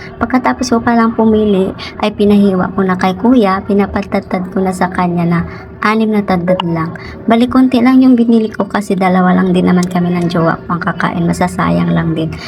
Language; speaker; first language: Filipino; native; Filipino